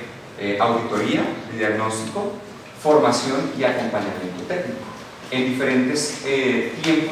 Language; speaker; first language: Spanish; native; Spanish